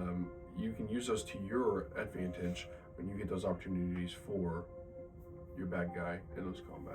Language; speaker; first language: English; native; English